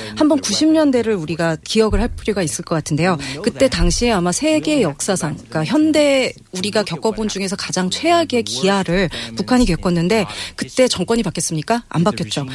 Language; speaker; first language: Korean; non-native, fluent; English